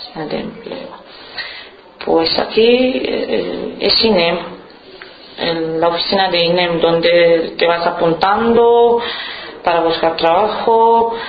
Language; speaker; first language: Spanish; non-native, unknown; Romanian